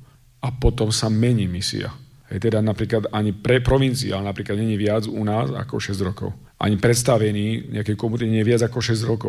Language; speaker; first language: Slovak; native; Slovak